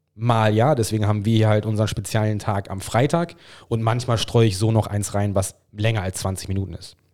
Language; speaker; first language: German; non-native, fluent; English